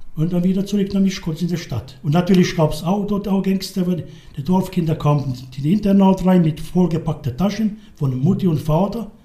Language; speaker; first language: German; non-native, learner; Hungarian